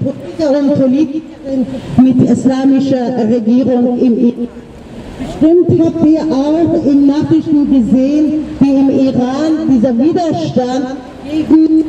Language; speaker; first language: German; non-native, learner; Persian